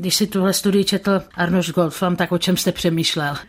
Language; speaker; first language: Czech; native; Czech